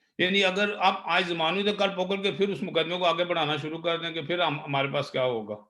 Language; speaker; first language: Urdu; non-native, local second language; Punjabi